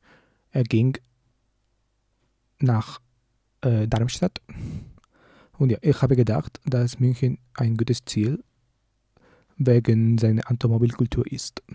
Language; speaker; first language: German; non-native, learner; Spanish